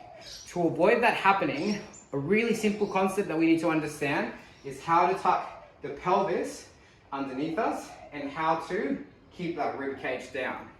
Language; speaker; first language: English; native; English